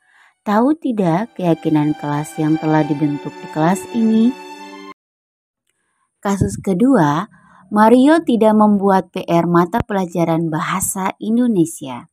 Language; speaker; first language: Indonesian; native; Indonesian